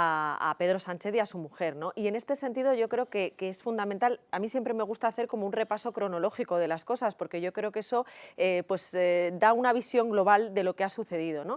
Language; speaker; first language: Spanish; native; Spanish